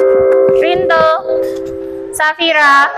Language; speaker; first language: English; non-native, learner; Indonesian